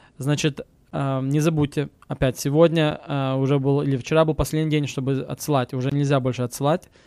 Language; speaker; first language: Russian; early bilingual, heritage; Russian